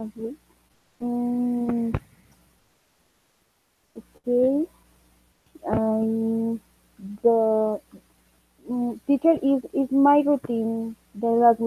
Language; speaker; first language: English; non-native, learner; Spanish